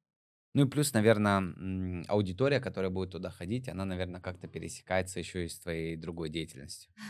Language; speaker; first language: Russian; native; Russian